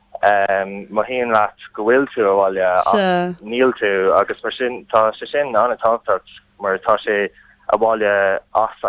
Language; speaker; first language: Irish; non-native, learner; English